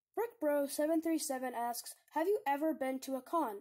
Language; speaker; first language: English; native; English